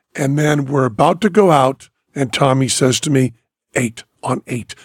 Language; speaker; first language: English; native; English